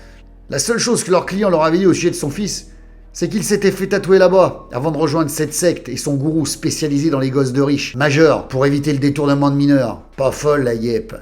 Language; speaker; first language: French; native; French